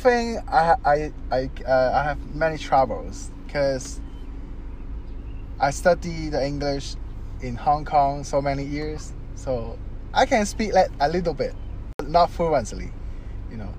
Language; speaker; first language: English; non-native, local second language; Cantonese